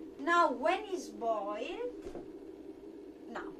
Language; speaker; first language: English; non-native, learner; Italian